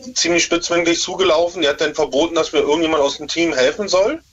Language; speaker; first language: German; native; German